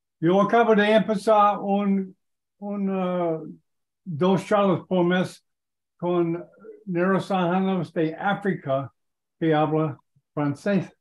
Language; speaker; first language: Spanish; non-native, learner; English